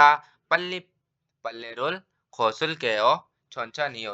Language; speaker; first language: Korean; non-native, fluent; Urdu